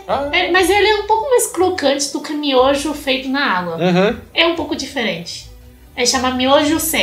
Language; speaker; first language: Portuguese; non-native, fluent; Chinese